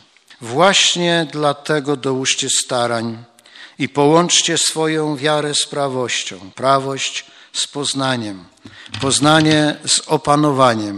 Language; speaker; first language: Polish; native; Polish